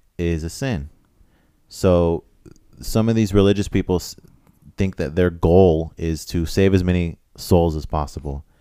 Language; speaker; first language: English; native; English